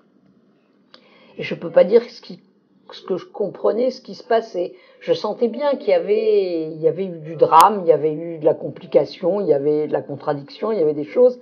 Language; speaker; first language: French; native; French